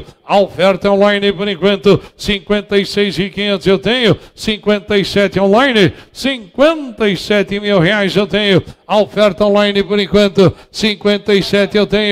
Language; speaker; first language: Portuguese; native; Portuguese